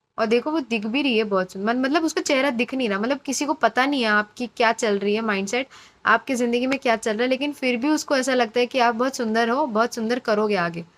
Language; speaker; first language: Hindi; non-native, local second language; Marathi